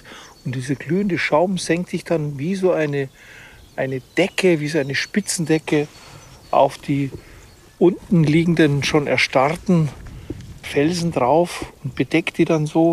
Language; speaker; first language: German; native; German